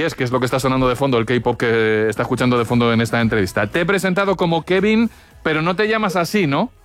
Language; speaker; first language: Spanish; native; Spanish